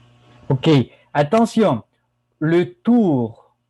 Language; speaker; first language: French; non-native, fluent; Spanish